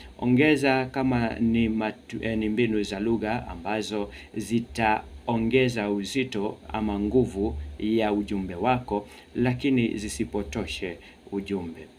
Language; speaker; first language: Swahili; non-native, local second language; Kikuyu